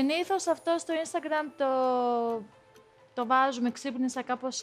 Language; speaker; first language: Greek; native; Greek